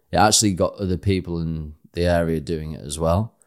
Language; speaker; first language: English; native; English